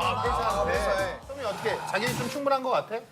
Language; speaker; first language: Korean; native; Korean